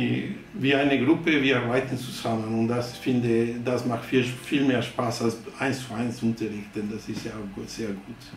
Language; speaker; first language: German; non-native, fluent; Spanish